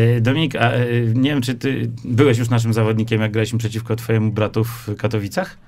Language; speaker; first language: Polish; native; Polish